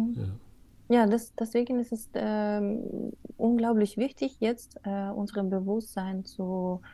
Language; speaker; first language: German; non-native, fluent; Russian